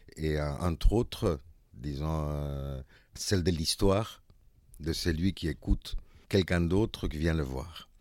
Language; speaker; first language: French; non-native, fluent; Spanish